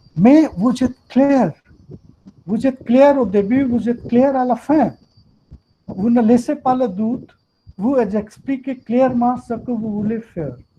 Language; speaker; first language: French; non-native, fluent; Hindi